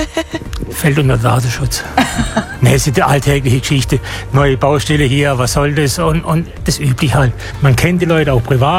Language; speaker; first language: German; native; German